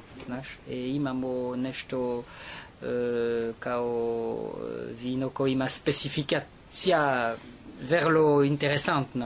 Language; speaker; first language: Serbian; non-native, learner; French